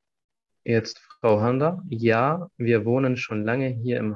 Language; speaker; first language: German; non-native, fluent; Arabic